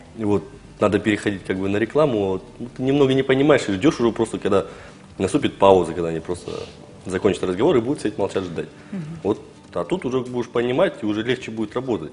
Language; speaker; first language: Russian; native; Russian